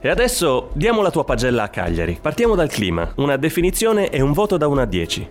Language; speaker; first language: Italian; native; Italian